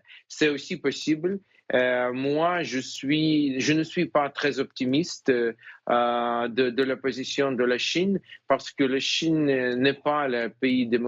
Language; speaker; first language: French; non-native, fluent; Ukrainian